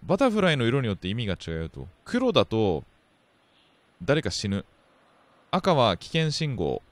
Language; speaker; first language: Japanese; native; Japanese